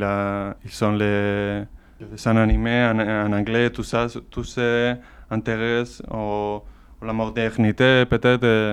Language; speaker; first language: French; non-native, learner; Basque